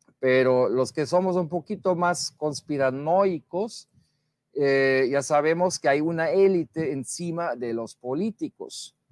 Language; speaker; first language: Spanish; non-native, fluent; German